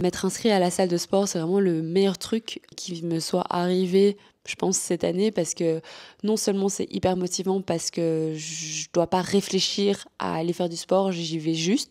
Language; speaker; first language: French; native; French